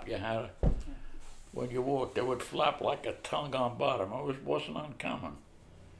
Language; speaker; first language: English; early bilingual, other home language; Yiddish